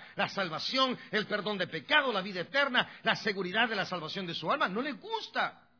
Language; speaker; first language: Spanish; native; Spanish